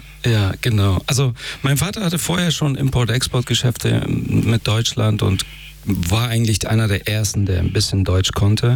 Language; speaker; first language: German; early bilingual, other home language; Persian